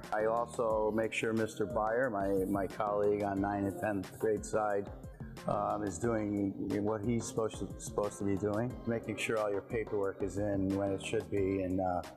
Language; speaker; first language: English; native; English